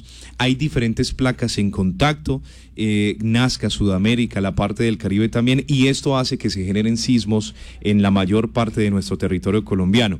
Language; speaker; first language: Spanish; native; Spanish